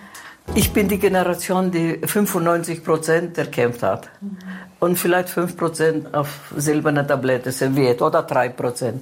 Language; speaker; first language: German; non-native, fluent; Greek